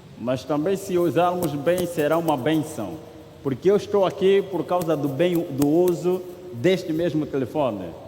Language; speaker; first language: Portuguese; native; Portuguese